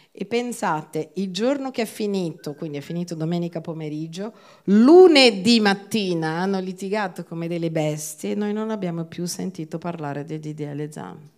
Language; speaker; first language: Italian; non-native, fluent; Portuguese